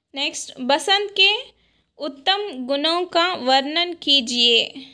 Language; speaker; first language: Hindi; non-native, local second language; Kannada